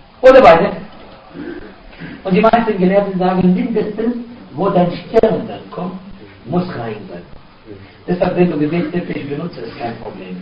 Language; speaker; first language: German; non-native, fluent; Arabic